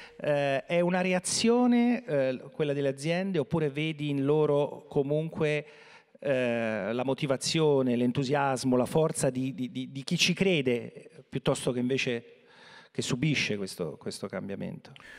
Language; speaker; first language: Italian; native; Italian